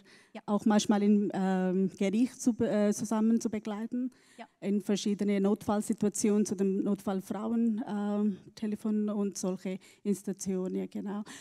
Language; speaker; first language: German; non-native, learner; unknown